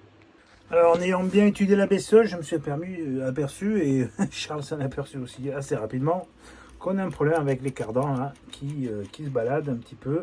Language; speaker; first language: French; native; French